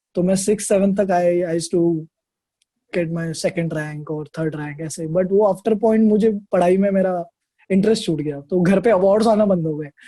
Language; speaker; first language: Hindi; non-native, local second language; Marathi